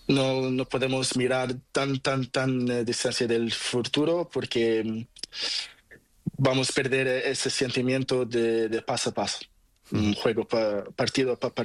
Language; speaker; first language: Spanish; non-native, learner; Portuguese